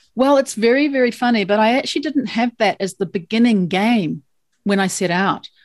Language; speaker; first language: English; native; English